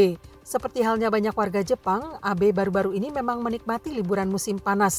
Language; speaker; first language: Indonesian; native; Indonesian